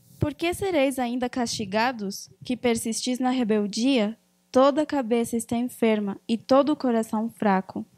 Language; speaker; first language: Portuguese; early bilingual, other home language; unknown